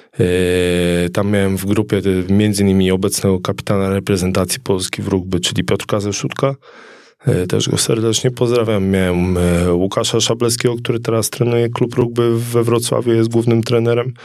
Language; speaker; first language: Polish; native; Polish